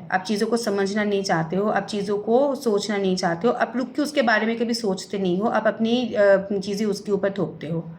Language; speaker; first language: Hindi; non-native, local second language; Bangla